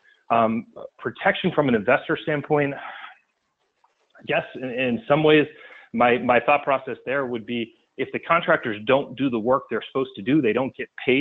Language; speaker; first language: English; native; English